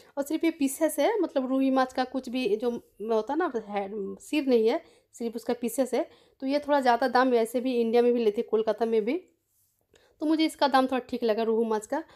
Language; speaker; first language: Hindi; non-native, local second language; Bangla